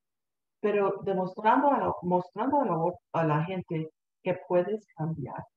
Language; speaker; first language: Spanish; early bilingual, heritage; Spanish